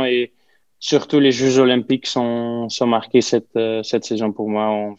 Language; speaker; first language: French; non-native, fluent; Dutch